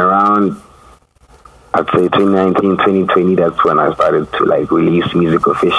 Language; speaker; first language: English; non-native, local second language; Tswana